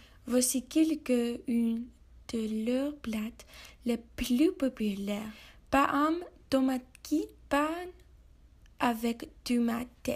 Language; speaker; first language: French; non-native, learner; English